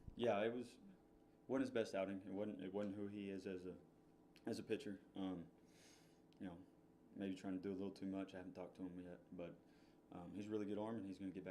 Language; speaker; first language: English; native; English